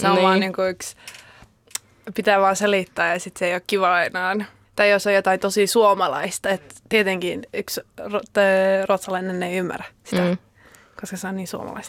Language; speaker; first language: Finnish; early bilingual, heritage; Finnish